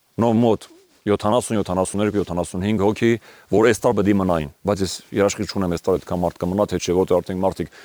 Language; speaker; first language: Armenian; native; Armenian